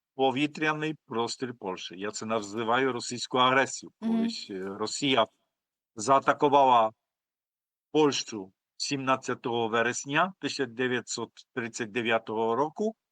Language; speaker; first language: Polish; non-native, learner; Ukrainian